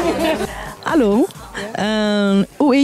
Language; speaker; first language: Dutch; non-native, learner; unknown